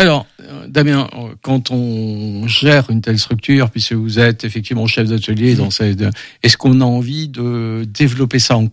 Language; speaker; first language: French; native; French